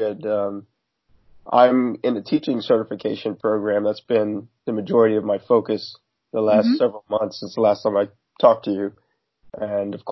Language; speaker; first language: English; native; English